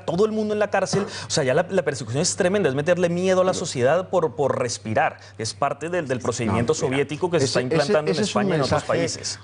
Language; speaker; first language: Spanish; native; Spanish